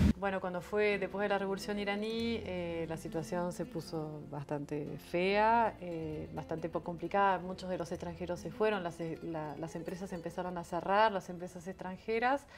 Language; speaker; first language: Spanish; non-native, fluent; French